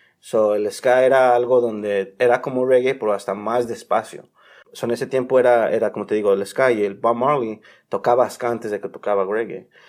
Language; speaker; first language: Spanish; early bilingual, heritage; Spanish